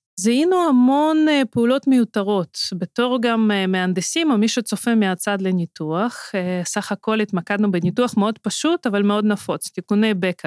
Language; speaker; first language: Hebrew; non-native, fluent; Russian